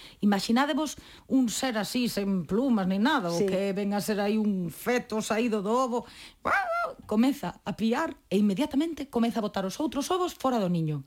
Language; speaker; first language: Galician; native; Galician